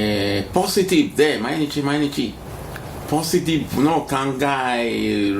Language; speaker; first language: Japanese; non-native, learner; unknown